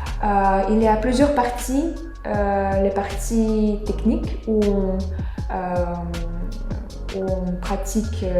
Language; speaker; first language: French; non-native, fluent; Russian